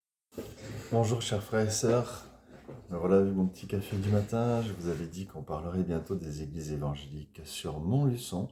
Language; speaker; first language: French; native; French